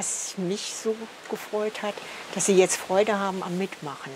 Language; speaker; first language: German; native; German